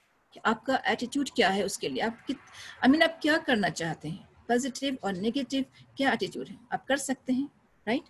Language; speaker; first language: Hindi; native; Hindi